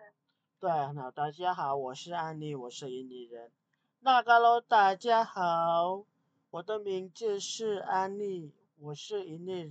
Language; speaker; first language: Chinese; non-native, fluent; Indonesian